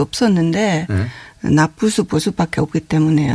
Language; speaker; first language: Korean; non-native, fluent; Hungarian